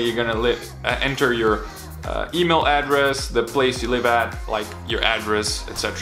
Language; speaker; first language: English; non-native, fluent; Dutch